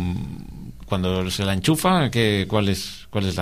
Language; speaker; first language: Spanish; native; Spanish